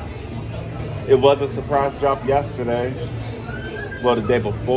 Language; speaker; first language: English; native; English